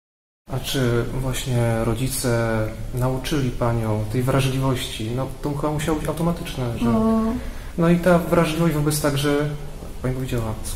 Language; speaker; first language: Polish; native; Polish